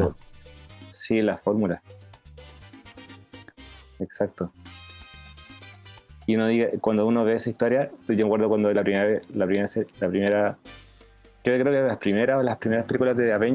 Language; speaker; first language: Spanish; native; Spanish